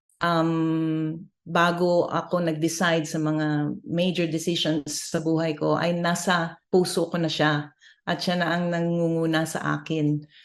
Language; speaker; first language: Filipino; native; Filipino